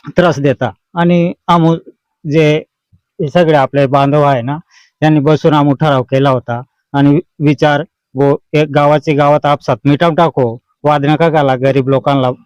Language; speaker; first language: Marathi; non-native, local second language; Bhili